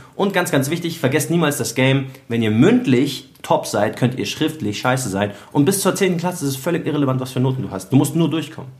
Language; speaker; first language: German; early bilingual, other home language; Arabic